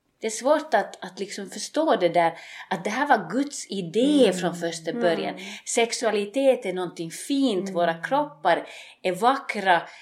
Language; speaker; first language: Swedish; native; Swedish